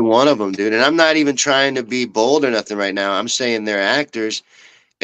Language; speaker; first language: English; native; English